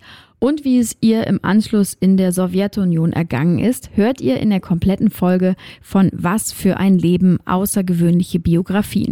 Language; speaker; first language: German; native; German